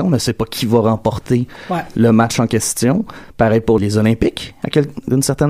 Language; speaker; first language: French; native; French